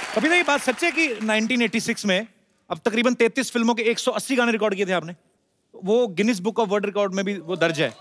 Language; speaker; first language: Hindi; non-native, local second language; Punjabi